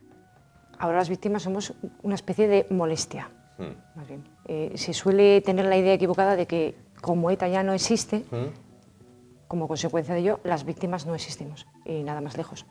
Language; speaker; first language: Spanish; native; Spanish